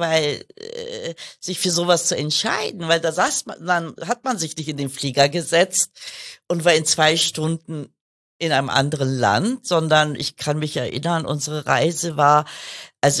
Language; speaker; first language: German; early bilingual, other home language; Kurdish